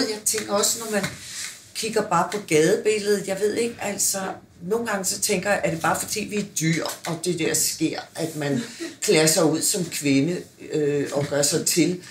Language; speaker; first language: Danish; native; Danish